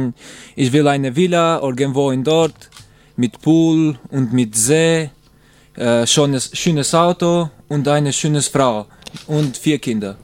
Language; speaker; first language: German; non-native, learner; Albanian